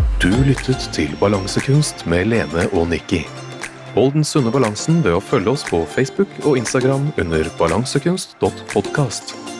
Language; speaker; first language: Norwegian; native; Norwegian